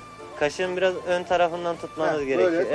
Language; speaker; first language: Turkish; native; Turkish